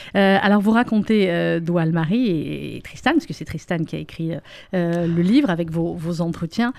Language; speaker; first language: French; native; French